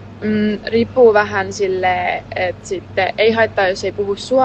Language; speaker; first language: Finnish; native; Finnish